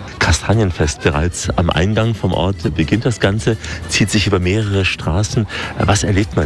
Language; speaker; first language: German; native; German